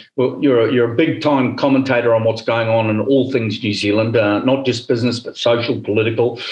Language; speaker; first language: English; native; English